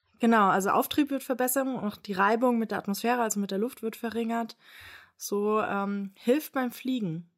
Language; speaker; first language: German; native; German